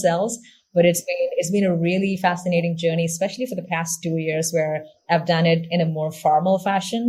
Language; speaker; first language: English; non-native, local second language; Tamil